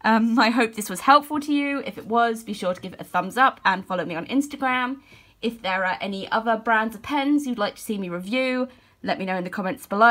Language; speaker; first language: English; native; English